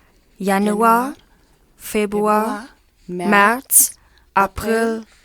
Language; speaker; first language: German; non-native, learner; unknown